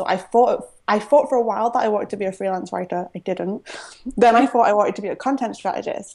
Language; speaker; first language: English; native; English